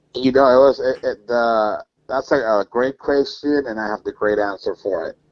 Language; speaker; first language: English; non-native, fluent; Spanish